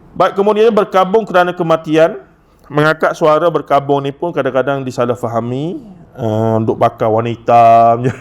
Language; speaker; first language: Malay; native; Malay